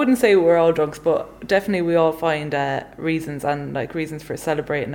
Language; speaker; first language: English; native; English